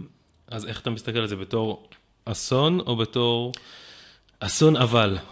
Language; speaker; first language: Hebrew; native; Hebrew